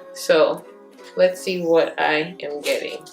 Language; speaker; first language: English; native; English